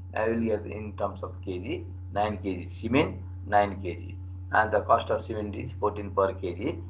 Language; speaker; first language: English; non-native, local second language; Nepali